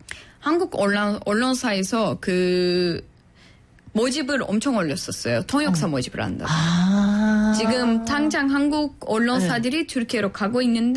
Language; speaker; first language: Korean; non-native, fluent; Turkish